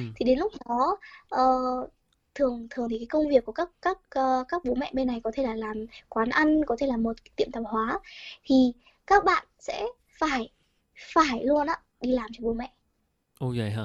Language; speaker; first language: Vietnamese; early bilingual, heritage; Vietnamese